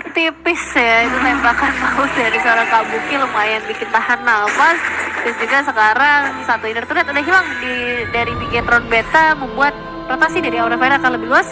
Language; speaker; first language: Indonesian; native; Indonesian